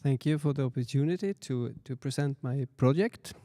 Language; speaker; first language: English; non-native, fluent; Swedish